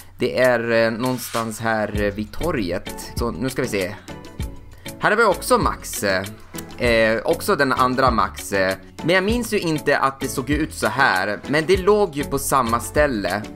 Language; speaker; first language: Swedish; native; Swedish